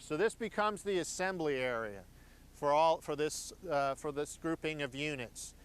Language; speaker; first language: English; native; English